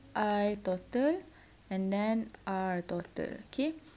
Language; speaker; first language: English; non-native, local second language; Malay